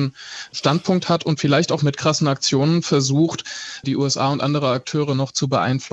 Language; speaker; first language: German; native; German